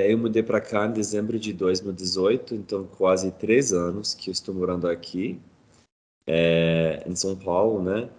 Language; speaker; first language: Portuguese; non-native, fluent; English